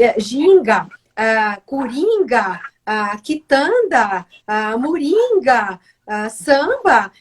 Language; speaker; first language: Portuguese; native; Portuguese